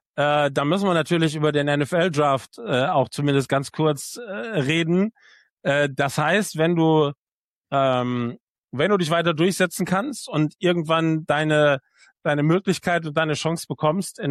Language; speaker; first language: German; native; German